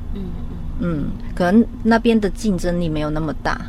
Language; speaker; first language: Chinese; non-native, local second language; Cantonese